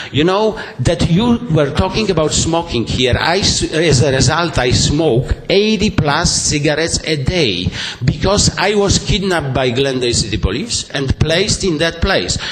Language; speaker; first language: English; non-native, fluent; Polish